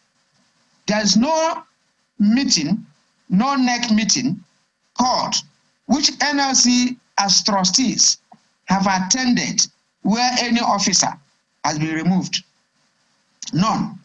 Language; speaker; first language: English; non-native, local second language; Igbo